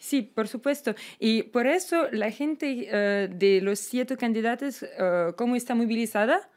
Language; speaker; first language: Spanish; non-native, fluent; Russian